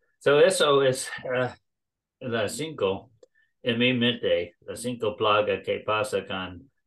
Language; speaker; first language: Spanish; non-native, learner; English